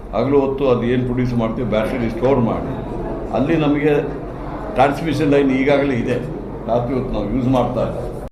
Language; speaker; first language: Kannada; non-native, local second language; Malayalam